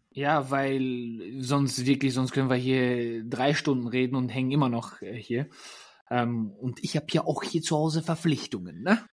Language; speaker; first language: German; early bilingual, other home language; Polish